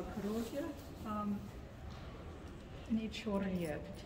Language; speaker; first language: Russian; non-native, learner; English